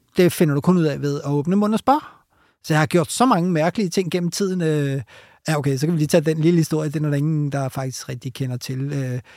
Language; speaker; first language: Danish; early bilingual, other home language; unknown